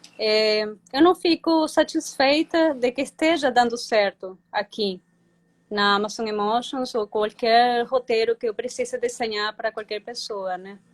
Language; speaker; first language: Portuguese; non-native, fluent; Spanish